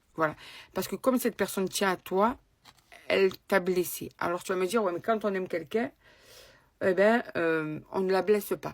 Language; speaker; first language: French; native; French